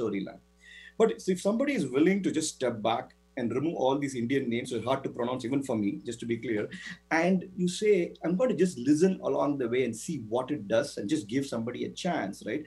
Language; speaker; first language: English; non-native, local second language; Tamil